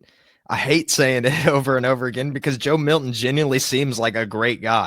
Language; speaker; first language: English; native; English